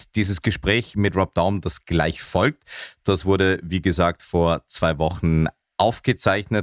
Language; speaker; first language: German; native; German